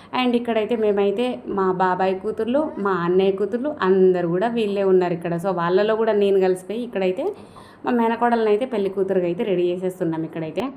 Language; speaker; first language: Telugu; non-native, local second language; Lambadi